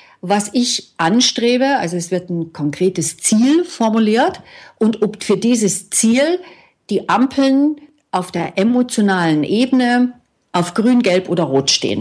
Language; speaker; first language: German; native; German